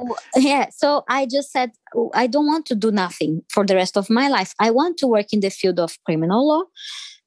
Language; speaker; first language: English; non-native, fluent; Portuguese